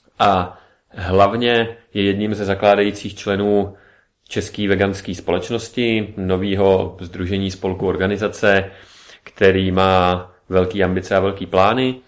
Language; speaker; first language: Czech; native; Czech